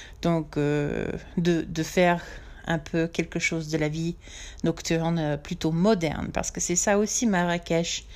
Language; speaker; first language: French; non-native, fluent; English